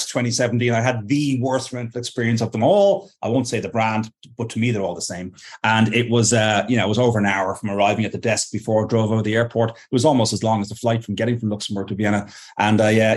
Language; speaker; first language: English; native; English